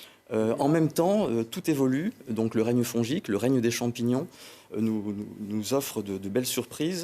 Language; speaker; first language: French; native; French